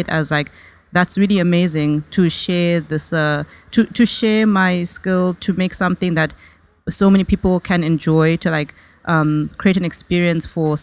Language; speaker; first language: English; native; English